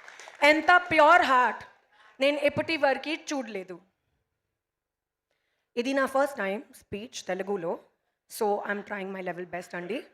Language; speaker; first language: Telugu; non-native, learner; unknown